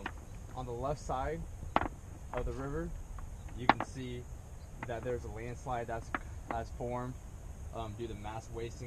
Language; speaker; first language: English; native; English